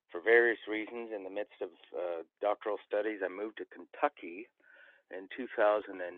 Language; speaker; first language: English; native; English